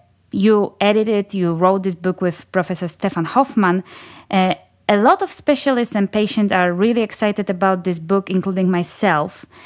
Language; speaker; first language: English; non-native, fluent; Polish